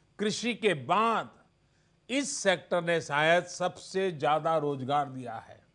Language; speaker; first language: Hindi; non-native, local second language; Gujarati